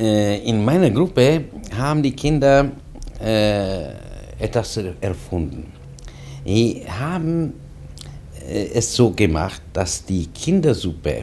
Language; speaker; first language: German; non-native, fluent; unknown